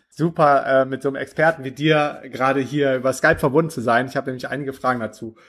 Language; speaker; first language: German; native; German